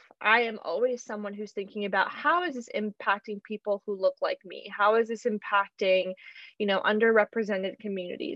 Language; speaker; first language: English; native; English